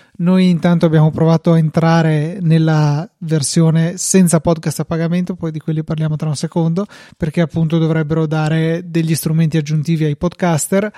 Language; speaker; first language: Italian; native; Italian